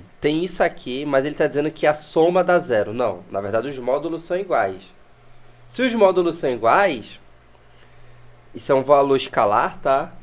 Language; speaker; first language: Portuguese; native; Portuguese